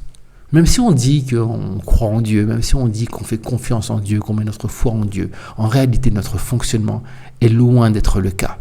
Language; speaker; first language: French; native; French